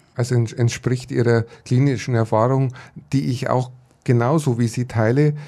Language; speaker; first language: German; native; German